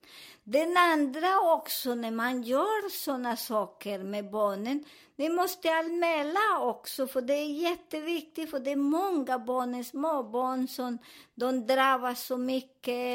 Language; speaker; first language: Swedish; non-native, learner; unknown